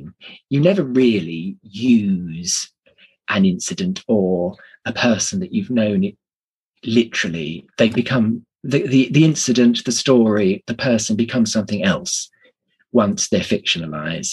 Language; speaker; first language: English; native; English